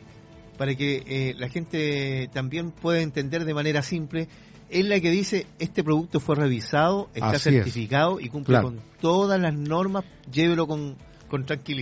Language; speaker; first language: Spanish; native; Spanish